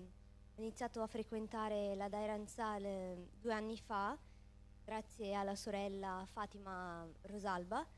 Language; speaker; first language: Italian; early bilingual, other home language; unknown